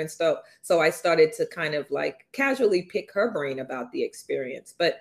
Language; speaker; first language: English; native; English